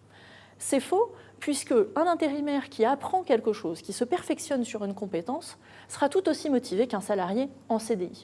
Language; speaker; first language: French; native; French